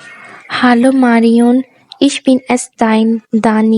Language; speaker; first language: German; non-native, fluent; Urdu